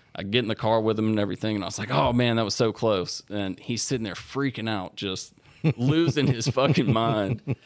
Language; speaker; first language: English; native; English